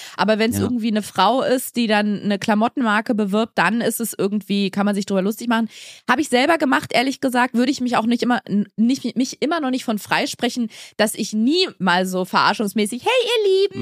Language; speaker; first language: German; native; German